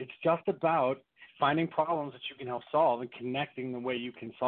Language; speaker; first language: English; native; English